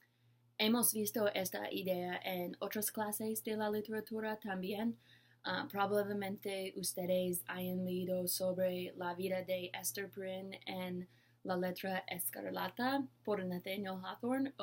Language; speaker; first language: Spanish; non-native, learner; English